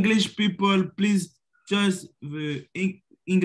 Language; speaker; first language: English; non-native, learner; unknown